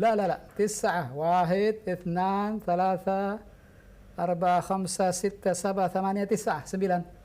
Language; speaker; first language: Arabic; non-native, fluent; Indonesian